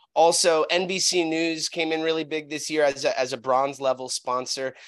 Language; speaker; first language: English; native; English